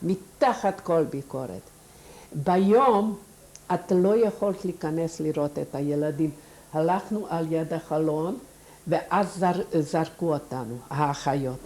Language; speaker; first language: Hebrew; non-native, fluent; Yiddish